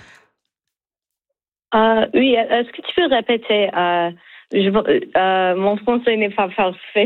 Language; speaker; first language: French; non-native, learner; English